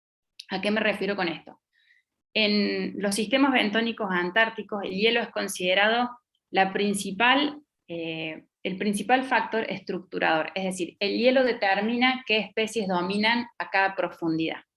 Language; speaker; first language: Spanish; native; Spanish